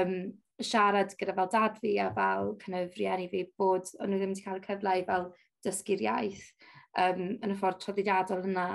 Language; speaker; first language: Welsh; non-native, local second language; English